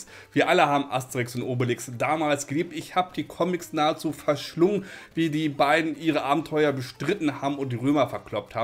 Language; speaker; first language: German; native; German